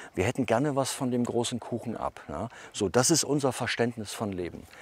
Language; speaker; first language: German; native; German